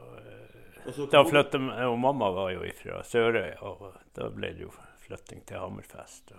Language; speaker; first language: Norwegian; native; Norwegian